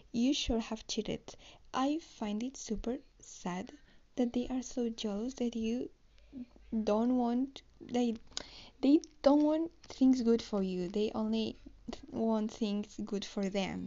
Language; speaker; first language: English; non-native, learner; Spanish